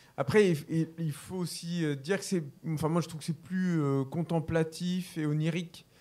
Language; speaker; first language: French; native; French